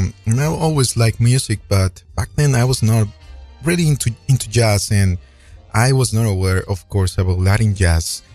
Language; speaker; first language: English; non-native, fluent; Spanish